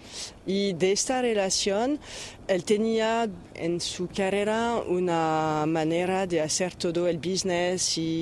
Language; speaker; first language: Spanish; non-native, fluent; French